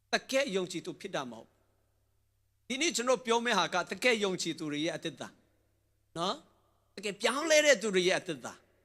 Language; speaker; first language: Burmese; non-native, local second language; Tedim Chin